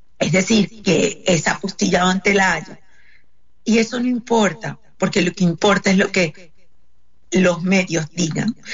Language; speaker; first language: Spanish; native; Spanish